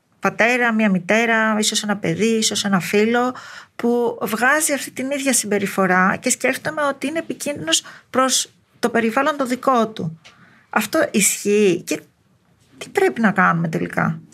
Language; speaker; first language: Greek; native; Greek